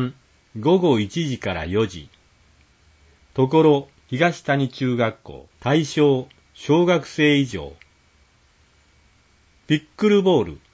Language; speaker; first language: Japanese; native; Japanese